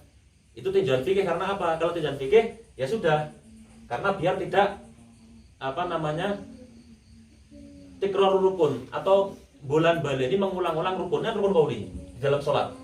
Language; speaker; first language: Indonesian; non-native, local second language; Javanese